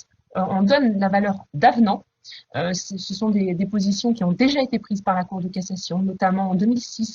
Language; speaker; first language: French; native; French